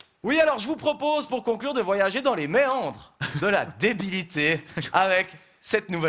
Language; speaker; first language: French; native; French